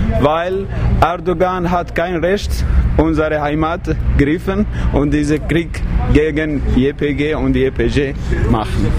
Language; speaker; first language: German; non-native, learner; Kurdish